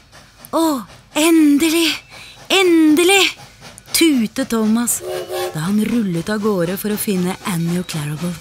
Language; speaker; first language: Norwegian; native; Norwegian